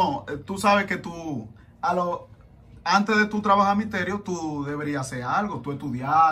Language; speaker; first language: Spanish; native; Spanish